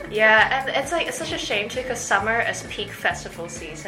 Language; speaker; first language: English; native; English